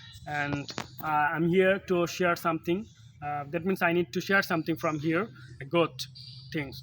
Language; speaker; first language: English; non-native, local second language; Bangla